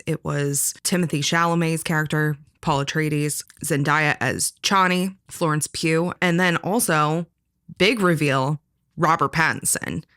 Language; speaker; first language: English; native; English